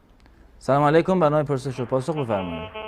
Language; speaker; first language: Persian; native; Persian